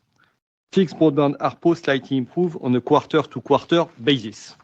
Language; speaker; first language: English; non-native, fluent; French